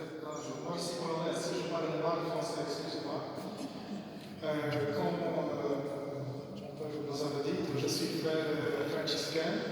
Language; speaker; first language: French; non-native, learner; Polish